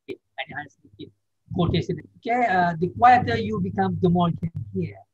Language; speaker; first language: English; non-native, fluent; Indonesian